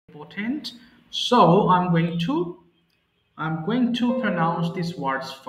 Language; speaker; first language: English; non-native, fluent; Bangla